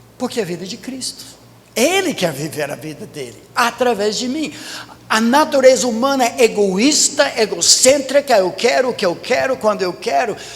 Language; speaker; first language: Portuguese; non-native, fluent; English